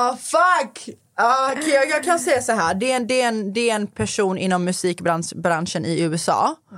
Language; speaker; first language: Swedish; early bilingual, other home language; Persian